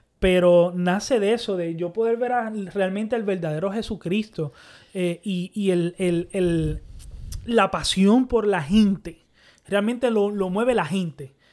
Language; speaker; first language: Spanish; native; Spanish